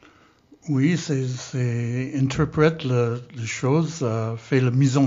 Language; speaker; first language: French; non-native, learner; English